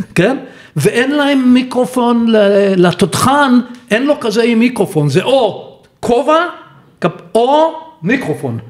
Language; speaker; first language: Hebrew; native; Hebrew